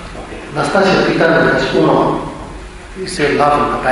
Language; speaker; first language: Russian; non-native, learner; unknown